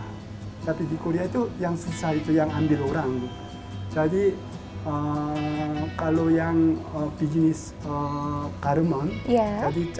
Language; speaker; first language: Indonesian; non-native, fluent; Korean